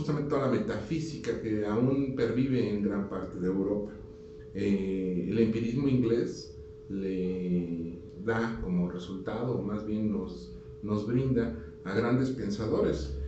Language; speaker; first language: Spanish; native; Spanish